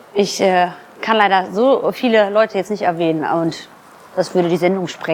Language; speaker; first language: German; early bilingual, other home language; Greek